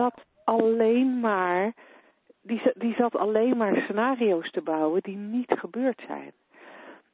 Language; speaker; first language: Dutch; native; Dutch